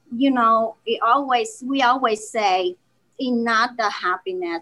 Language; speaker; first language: English; non-native, learner; Vietnamese